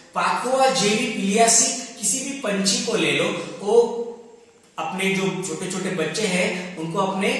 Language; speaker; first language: Hindi; non-native, local second language; Marathi